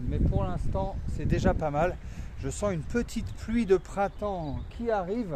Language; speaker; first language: French; native; French